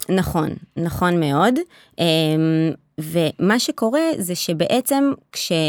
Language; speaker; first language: Hebrew; native; Hebrew